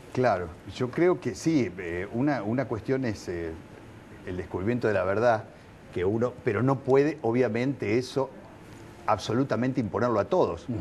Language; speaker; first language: Spanish; native; Spanish